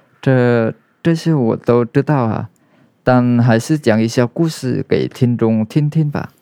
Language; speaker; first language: Chinese; non-native, fluent; Vietnamese